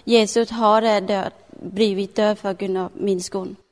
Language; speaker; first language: Swedish; non-native, learner; Thai